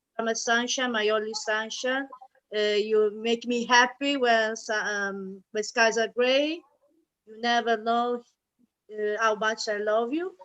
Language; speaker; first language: English; non-native, fluent; Italian